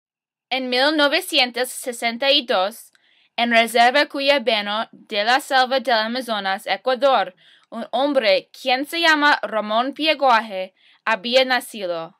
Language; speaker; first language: Spanish; non-native, learner; English